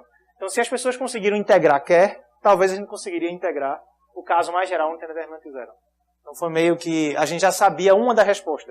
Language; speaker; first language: Portuguese; native; Portuguese